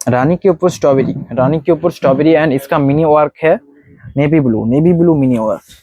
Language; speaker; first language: Hindi; non-native, local second language; Bangla